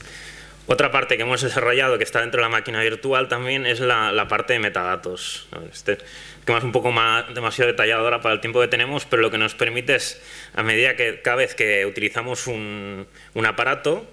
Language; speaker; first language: Spanish; non-native, local second language; Catalan